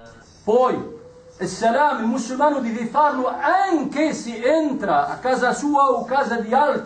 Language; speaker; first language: Italian; non-native, fluent; Arabic